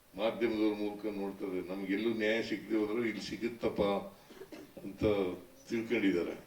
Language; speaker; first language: Kannada; native; Kannada